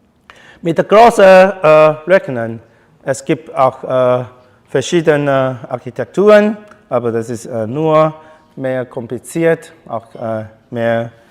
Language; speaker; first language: German; non-native, learner; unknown